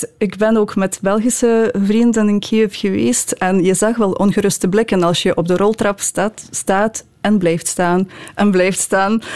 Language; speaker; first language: Dutch; non-native, fluent; Ukrainian